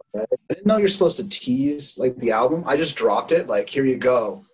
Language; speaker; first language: English; native; English